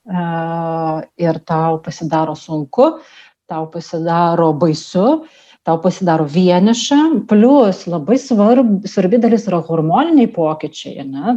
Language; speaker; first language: Lithuanian; non-native, local second language; Russian